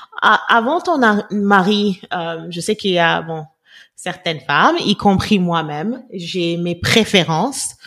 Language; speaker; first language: French; non-native, local second language; Wolof